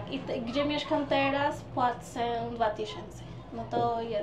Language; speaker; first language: Polish; non-native, learner; Spanish